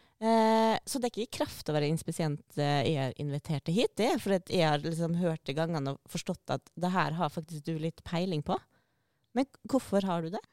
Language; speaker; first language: Norwegian; native; Norwegian